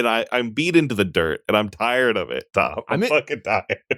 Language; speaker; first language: English; native; English